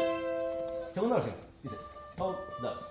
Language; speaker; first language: Spanish; native; Spanish